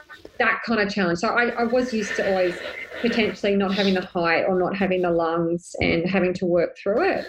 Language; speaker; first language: English; native; English